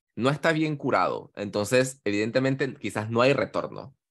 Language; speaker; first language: Spanish; native; Spanish